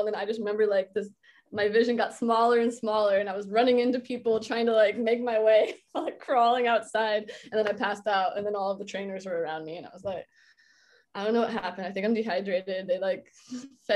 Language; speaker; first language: English; native; English